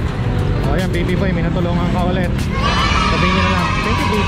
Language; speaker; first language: Filipino; native; Filipino